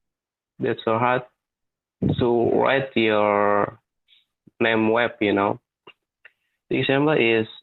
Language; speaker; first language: English; non-native, learner; Indonesian